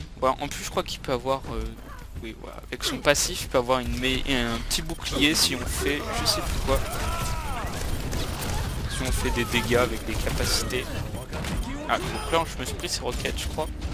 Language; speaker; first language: French; native; French